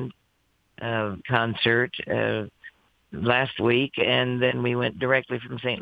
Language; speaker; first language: English; native; English